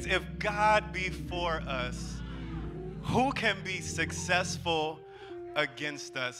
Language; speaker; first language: English; native; English